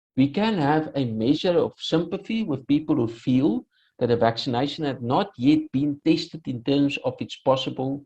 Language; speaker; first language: English; non-native, local second language; Afrikaans